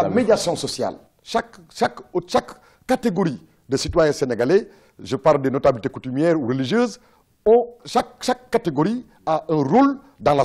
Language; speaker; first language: French; non-native, local second language; Wolof